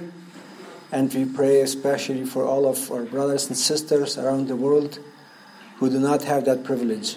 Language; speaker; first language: English; non-native, fluent; Spanish